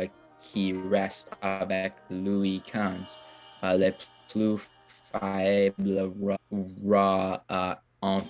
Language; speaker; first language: French; non-native, learner; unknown